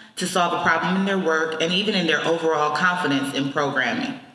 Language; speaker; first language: English; native; English